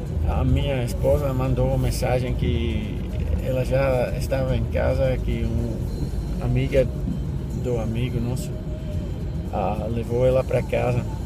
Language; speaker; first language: Portuguese; non-native, learner; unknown